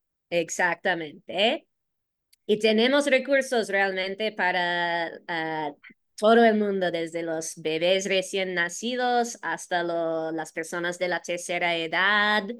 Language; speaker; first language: Spanish; non-native, fluent; English